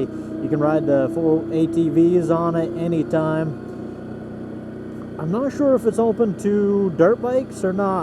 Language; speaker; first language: English; native; English